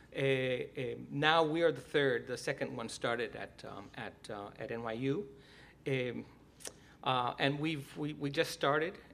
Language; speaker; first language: English; early bilingual, other home language; Spanish